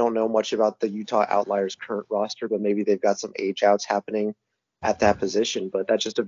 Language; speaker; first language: English; native; English